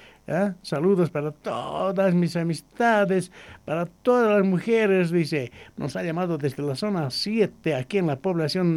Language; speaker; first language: Spanish; native; Spanish